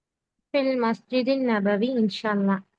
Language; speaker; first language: Arabic; non-native, learner; Tamil